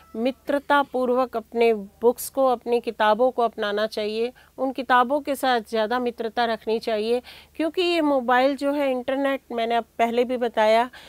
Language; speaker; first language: Hindi; native; Hindi